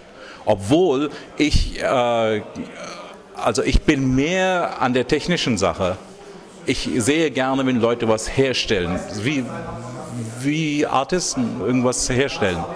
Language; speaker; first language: German; non-native, fluent; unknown